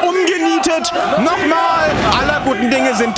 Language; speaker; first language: German; native; German